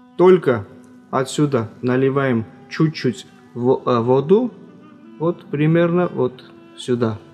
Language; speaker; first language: Russian; non-native, local second language; Armenian